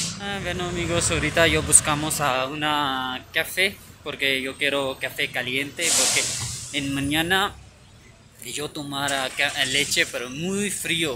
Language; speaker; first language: Spanish; non-native, learner; Urdu